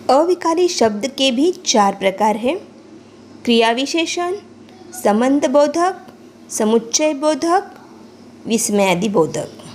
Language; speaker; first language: Hindi; non-native, local second language; Marathi